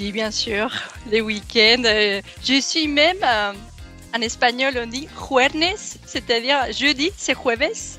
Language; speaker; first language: French; non-native, fluent; Spanish